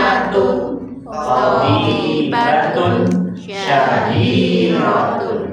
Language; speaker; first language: Arabic; non-native, fluent; Indonesian